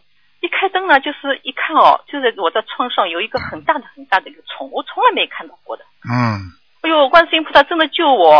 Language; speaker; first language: Chinese; native; Chinese